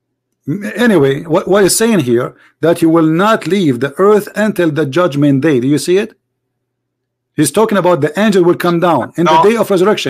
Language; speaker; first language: English; non-native, fluent; Arabic